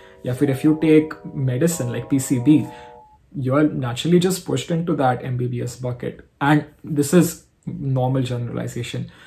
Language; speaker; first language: English; non-native, local second language; Hindi